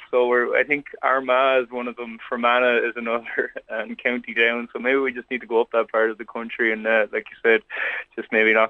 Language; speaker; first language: English; native; English